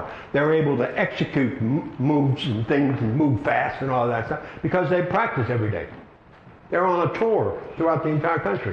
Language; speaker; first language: English; native; English